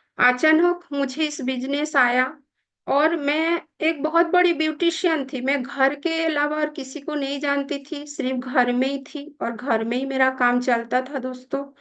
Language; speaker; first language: Hindi; non-native, local second language; Bangla